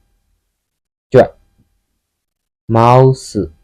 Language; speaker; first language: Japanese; non-native, fluent; Burmese